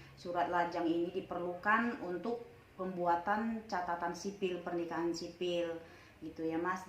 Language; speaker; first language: Indonesian; native; Indonesian